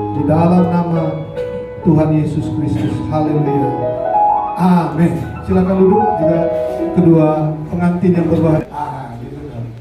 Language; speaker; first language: Indonesian; native; Indonesian